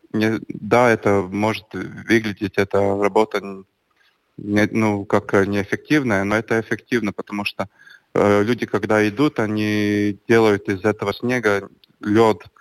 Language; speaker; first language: Russian; non-native, local second language; Latvian